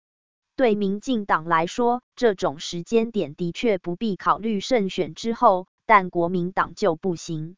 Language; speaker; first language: Chinese; native; Chinese